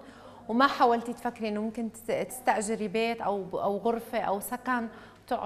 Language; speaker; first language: Arabic; native; Arabic